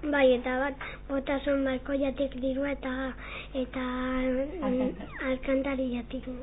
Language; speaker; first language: Basque; non-native, local second language; Spanish